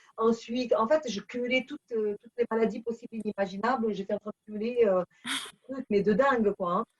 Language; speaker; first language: French; early bilingual, other home language; Portuguese